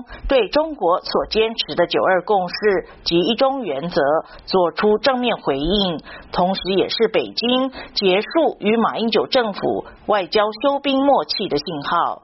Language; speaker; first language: Chinese; native; Chinese